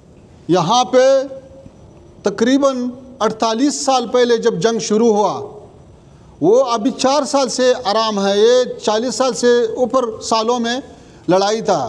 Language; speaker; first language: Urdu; non-native, learner; Pashto